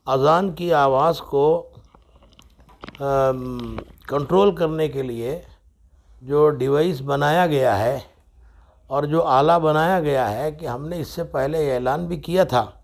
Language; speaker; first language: Hindi; non-native, local second language; Urdu